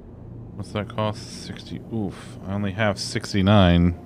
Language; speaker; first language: English; native; English